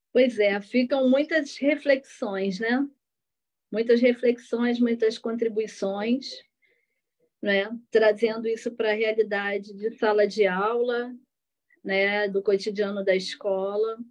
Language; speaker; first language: Portuguese; native; Portuguese